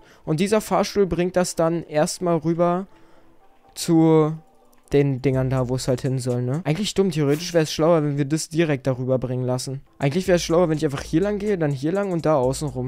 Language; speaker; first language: German; native; German